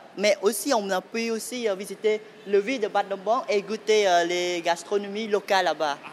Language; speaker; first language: French; non-native, fluent; Khmer